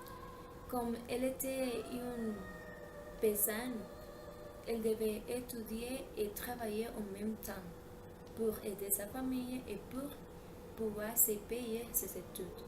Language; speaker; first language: French; non-native, learner; Spanish